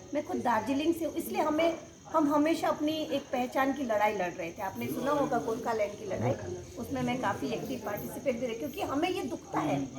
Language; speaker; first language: Hindi; non-native, local second language; Nepali